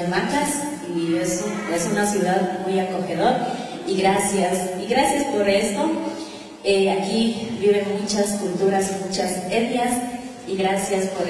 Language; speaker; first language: Spanish; non-native, local second language; Quechua